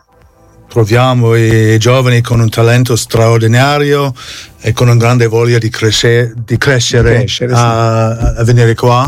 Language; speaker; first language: Italian; non-native, fluent; English